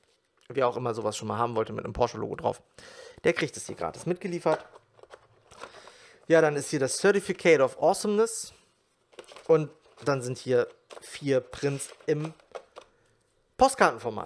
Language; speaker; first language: German; native; German